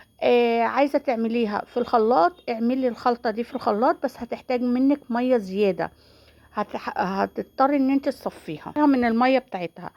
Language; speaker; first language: Arabic; native; Arabic